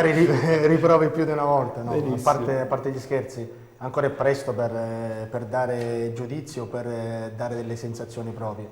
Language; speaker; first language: Italian; native; Italian